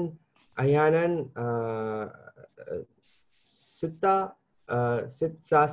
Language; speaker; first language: Arabic; non-native, learner; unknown